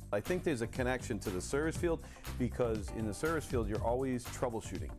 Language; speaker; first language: English; native; English